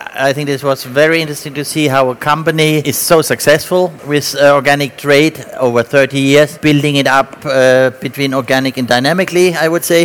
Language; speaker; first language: English; non-native, fluent; German